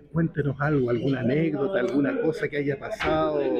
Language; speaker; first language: Spanish; native; Spanish